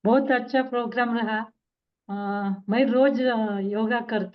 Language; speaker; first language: Hindi; non-native, local second language; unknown